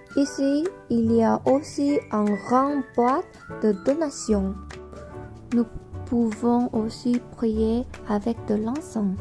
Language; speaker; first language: French; non-native, learner; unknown